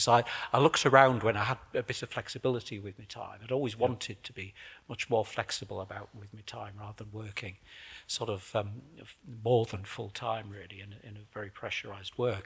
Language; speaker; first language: English; native; English